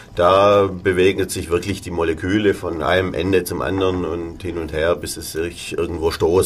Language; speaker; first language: German; native; German